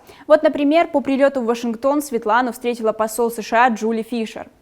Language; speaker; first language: Russian; native; Russian